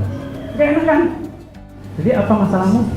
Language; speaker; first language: Indonesian; native; Indonesian